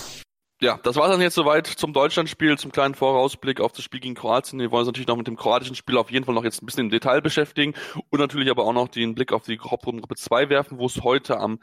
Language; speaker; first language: German; native; German